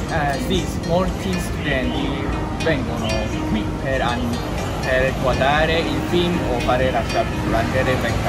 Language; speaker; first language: Italian; non-native, learner; Chinese